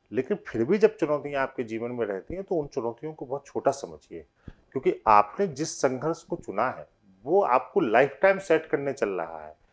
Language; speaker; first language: Hindi; native; Hindi